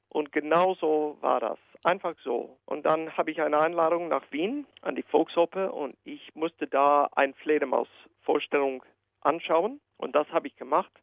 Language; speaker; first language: German; non-native, fluent; English